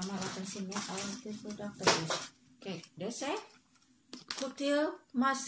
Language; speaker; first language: Dutch; non-native, learner; Indonesian